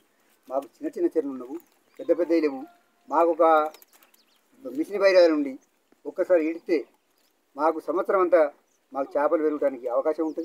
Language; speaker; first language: Telugu; native; Telugu